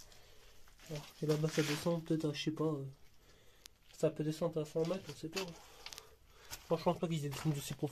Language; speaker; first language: French; native; French